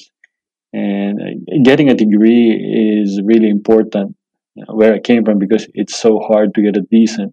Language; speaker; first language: English; non-native, local second language; Filipino